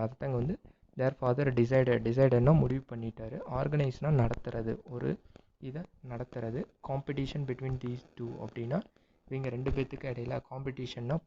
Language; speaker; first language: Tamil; native; Tamil